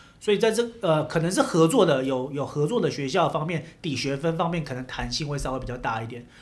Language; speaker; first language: Chinese; native; Chinese